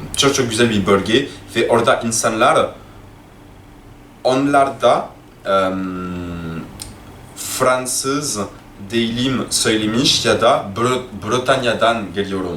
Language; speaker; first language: Turkish; non-native, learner; French